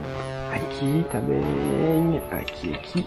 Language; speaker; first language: Portuguese; non-native, learner; French